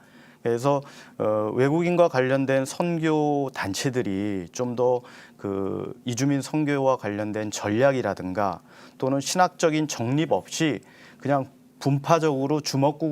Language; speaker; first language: Korean; native; Korean